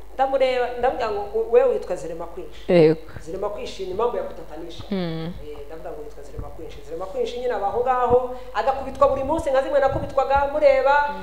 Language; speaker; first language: Kinyarwanda; non-native, local second language; Swahili